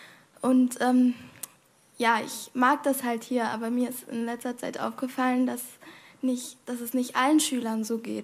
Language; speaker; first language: German; non-native, fluent; Arabic